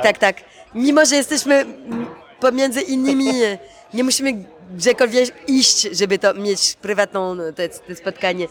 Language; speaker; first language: Polish; early bilingual, heritage; Polish